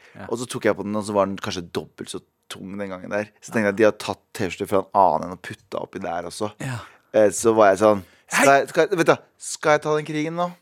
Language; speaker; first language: Norwegian; early bilingual, other home language; Kurdish